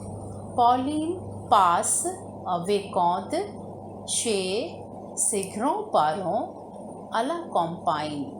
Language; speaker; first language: French; non-native, fluent; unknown